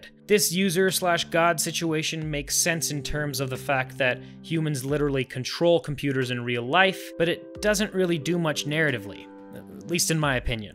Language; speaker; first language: English; native; English